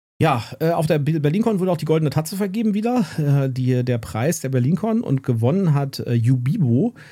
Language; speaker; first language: German; native; German